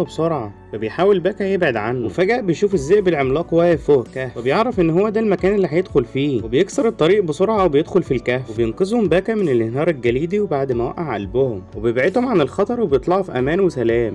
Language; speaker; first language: Arabic; native; Arabic